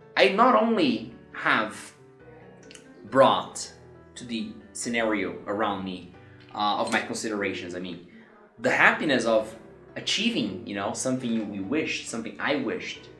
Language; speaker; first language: English; non-native, fluent; Portuguese